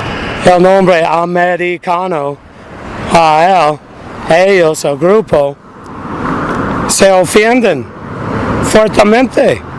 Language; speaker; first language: Spanish; non-native, fluent; English